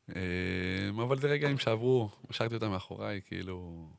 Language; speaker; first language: Hebrew; native; Hebrew